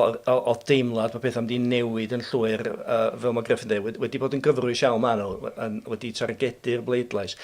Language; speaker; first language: Welsh; native; Welsh